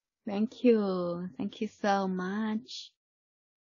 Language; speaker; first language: English; non-native, fluent; Chinese